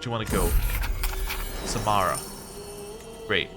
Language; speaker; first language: English; native; English